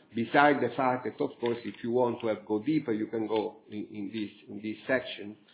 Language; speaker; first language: English; non-native, fluent; Italian